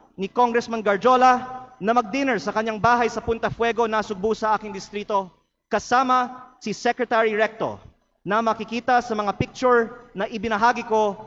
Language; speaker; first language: Filipino; native; Filipino